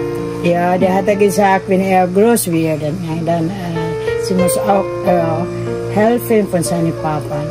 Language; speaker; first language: German; non-native, learner; Filipino